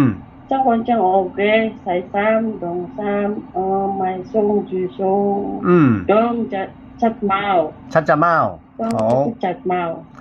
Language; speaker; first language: Cantonese; non-native, learner; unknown